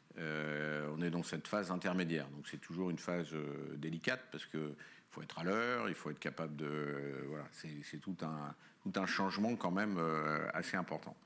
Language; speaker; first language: French; native; French